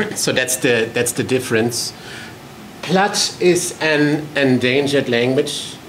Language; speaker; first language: English; non-native, fluent; German